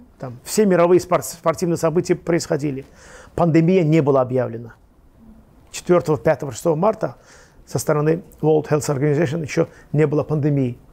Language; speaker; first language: Russian; non-native, local second language; Azerbaijani